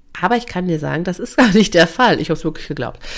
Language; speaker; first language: German; native; German